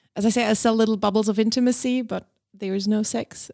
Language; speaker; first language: English; non-native, fluent; German